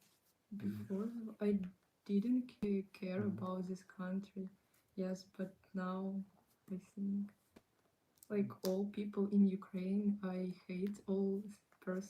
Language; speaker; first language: English; non-native, learner; Ukrainian